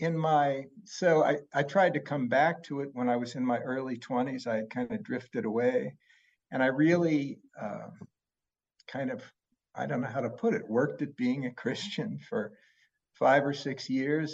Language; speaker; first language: English; native; English